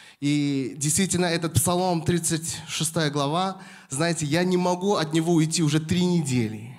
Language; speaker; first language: Russian; non-native, fluent; Korean